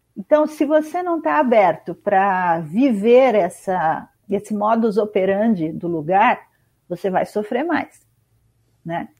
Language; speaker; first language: Portuguese; native; Portuguese